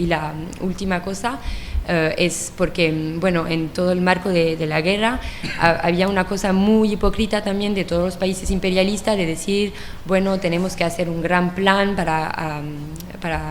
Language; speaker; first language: Spanish; non-native, fluent; French